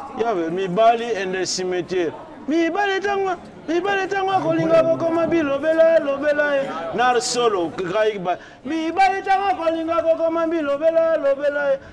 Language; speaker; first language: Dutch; non-native, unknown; Lingala